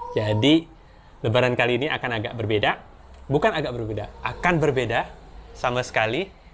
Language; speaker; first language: Indonesian; native; Indonesian